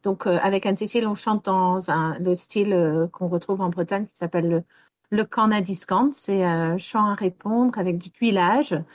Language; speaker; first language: French; non-native, local second language; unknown